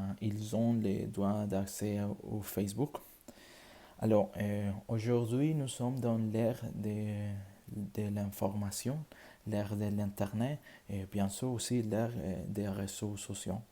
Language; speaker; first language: French; non-native, learner; Spanish